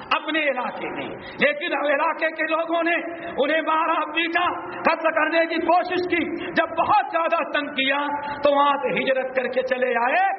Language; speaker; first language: Urdu; native; Urdu